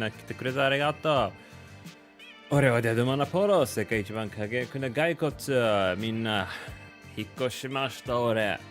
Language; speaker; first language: Japanese; non-native, learner; English